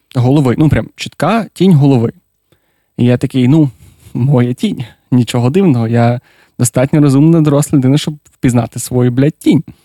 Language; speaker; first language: Ukrainian; non-native, local second language; Russian